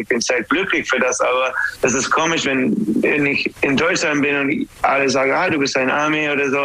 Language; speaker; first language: German; non-native, learner; English